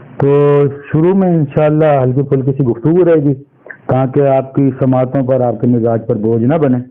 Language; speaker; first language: Urdu; native; Urdu